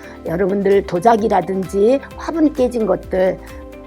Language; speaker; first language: Korean; native; Korean